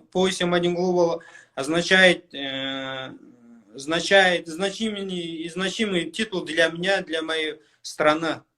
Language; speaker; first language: Russian; non-native, local second language; Kyrgyz